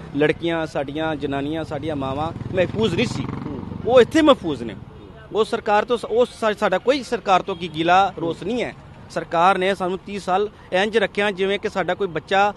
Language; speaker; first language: Punjabi; early bilingual, heritage; Punjabi